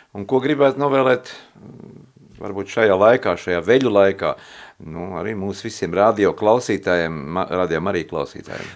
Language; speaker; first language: Latvian; native; Latvian